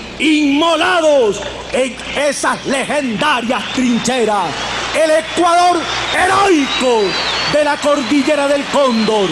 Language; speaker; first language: Spanish; native; Spanish